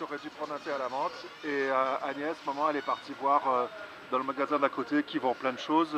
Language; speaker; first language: French; native; French